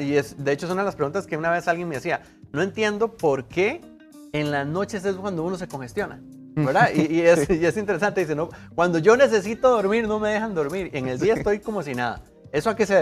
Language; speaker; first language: Spanish; native; Spanish